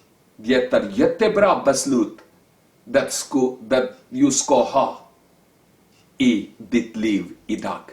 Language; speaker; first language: Swedish; non-native, learner; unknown